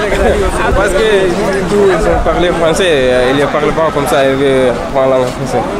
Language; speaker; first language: French; non-native, learner; Arabic